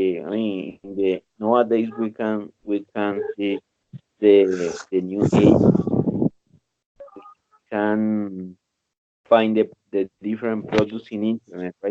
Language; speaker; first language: English; non-native, learner; Spanish